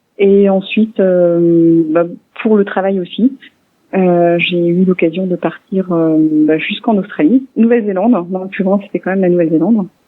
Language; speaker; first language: French; non-native, local second language; Swiss German